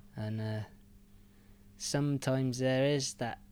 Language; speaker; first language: English; native; English